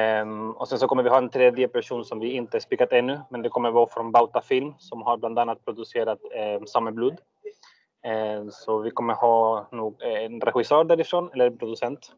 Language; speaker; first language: Swedish; native; Swedish